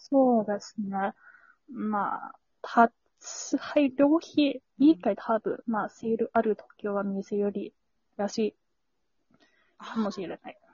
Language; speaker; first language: Japanese; non-native, learner; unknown